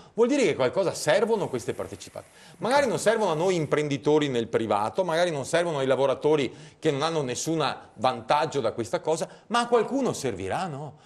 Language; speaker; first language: Italian; native; Italian